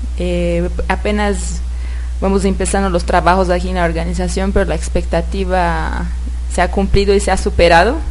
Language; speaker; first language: Spanish; non-native, fluent; Portuguese